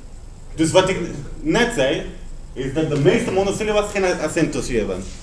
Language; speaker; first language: Dutch; non-native, fluent; Spanish